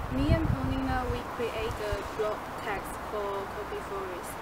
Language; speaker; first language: English; non-native, fluent; Chinese